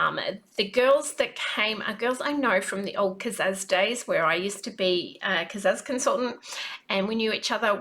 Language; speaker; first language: English; native; English